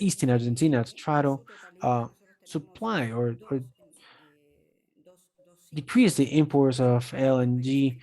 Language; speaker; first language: English; non-native, fluent; Spanish